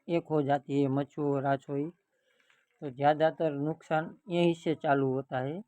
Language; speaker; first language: Hindi; non-native, local second language; Gujarati